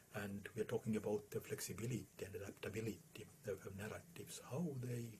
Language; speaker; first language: English; non-native, fluent; Estonian